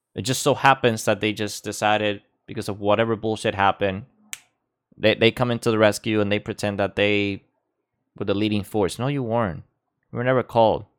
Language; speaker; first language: English; non-native, local second language; Spanish